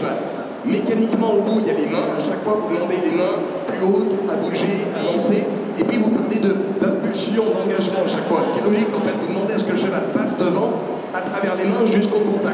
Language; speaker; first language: French; native; French